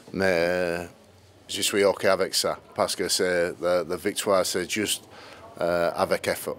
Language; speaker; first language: French; non-native, learner; English